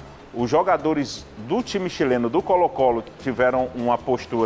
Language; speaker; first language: Portuguese; native; Portuguese